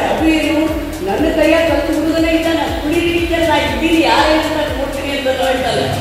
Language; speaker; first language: Kannada; native; Kannada